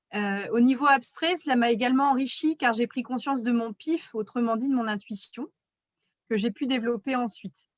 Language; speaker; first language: French; native; French